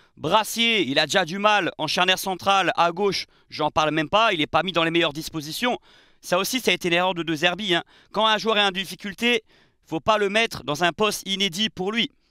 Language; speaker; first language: French; native; French